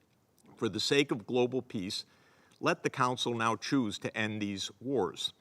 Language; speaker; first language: English; native; English